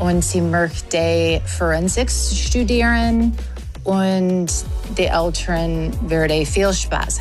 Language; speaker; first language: German; non-native, learner; English